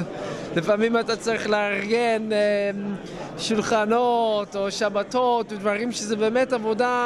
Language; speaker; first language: Hebrew; non-native, fluent; English